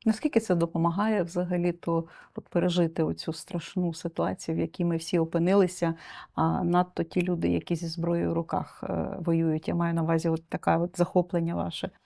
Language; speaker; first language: Ukrainian; native; Ukrainian